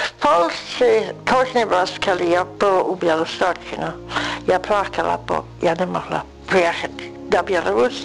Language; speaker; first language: Polish; non-native, learner; English